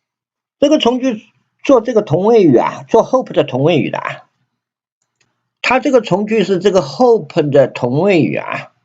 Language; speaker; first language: Chinese; native; Chinese